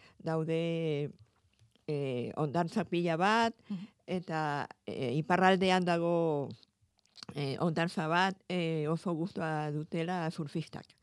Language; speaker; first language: Basque; non-native, fluent; Spanish